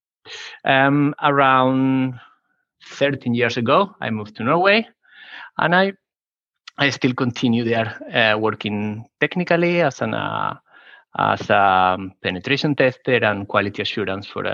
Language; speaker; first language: English; non-native, fluent; Spanish